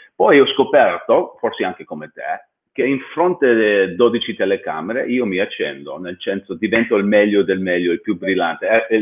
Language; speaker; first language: Italian; early bilingual, heritage; English